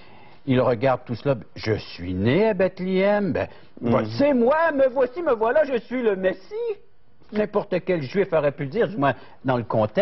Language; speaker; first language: French; native; French